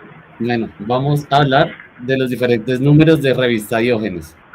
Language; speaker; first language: Spanish; native; Spanish